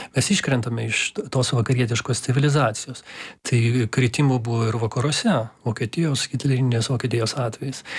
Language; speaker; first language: Lithuanian; non-native, local second language; Russian